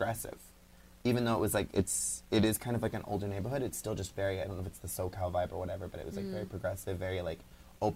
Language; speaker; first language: English; early bilingual, other home language; Spanish